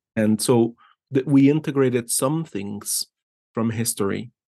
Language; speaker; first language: English; non-native, fluent; Spanish